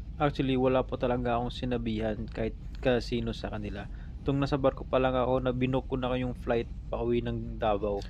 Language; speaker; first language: Filipino; non-native, local second language; Cebuano